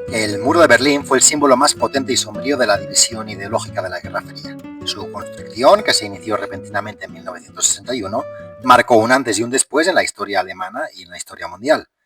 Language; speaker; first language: Spanish; native; Spanish